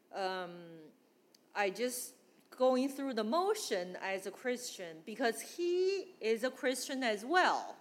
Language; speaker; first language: English; non-native, fluent; Chinese